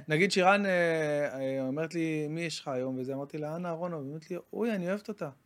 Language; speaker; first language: Hebrew; native; Hebrew